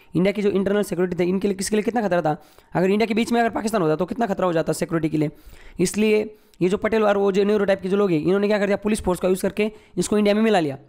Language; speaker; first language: Hindi; non-native, local second language; Marathi